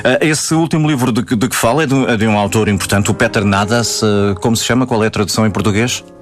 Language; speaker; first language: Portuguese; native; Portuguese